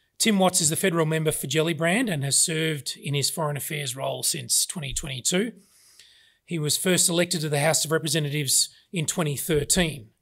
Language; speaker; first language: English; native; English